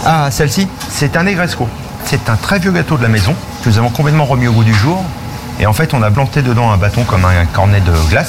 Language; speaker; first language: French; native; French